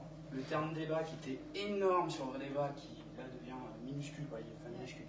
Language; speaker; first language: French; native; French